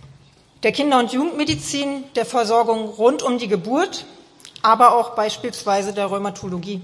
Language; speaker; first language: German; native; German